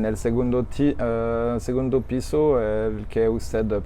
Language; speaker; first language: Spanish; non-native, learner; French